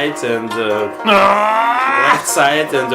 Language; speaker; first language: English; non-native, learner; Russian